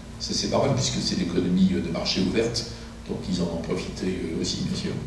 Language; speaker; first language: French; native; French